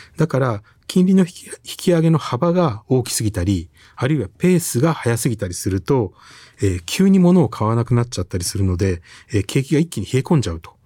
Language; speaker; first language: Japanese; native; Japanese